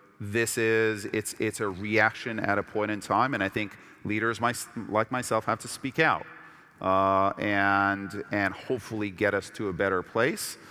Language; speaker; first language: English; early bilingual, other home language; Persian